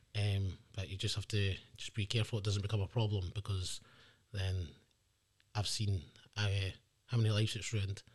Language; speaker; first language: English; native; English